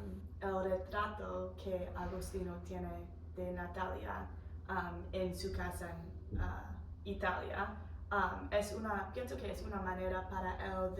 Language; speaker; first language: Spanish; non-native, fluent; English